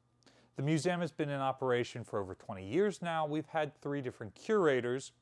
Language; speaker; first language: English; native; English